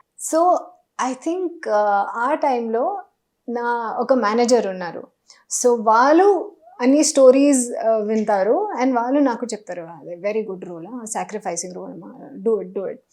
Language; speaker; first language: Telugu; non-native, fluent; Hindi